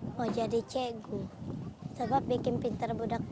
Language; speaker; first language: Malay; early bilingual, other home language; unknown